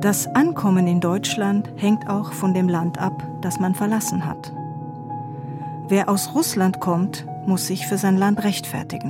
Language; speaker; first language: German; native; German